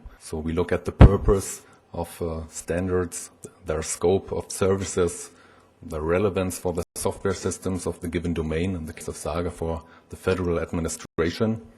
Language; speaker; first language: English; non-native, fluent; German